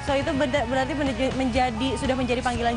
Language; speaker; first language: Indonesian; native; Indonesian